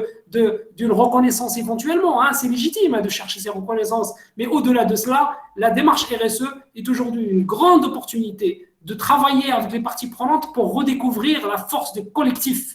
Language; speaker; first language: French; non-native, local second language; Arabic